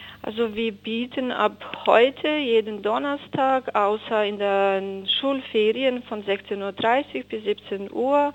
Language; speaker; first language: German; non-native, fluent; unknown